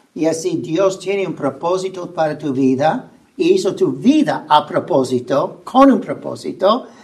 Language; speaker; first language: Spanish; non-native, fluent; English